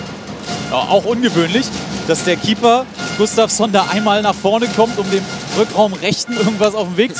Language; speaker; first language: German; native; German